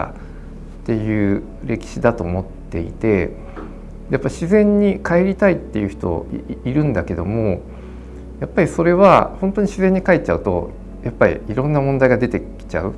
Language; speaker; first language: Japanese; native; Japanese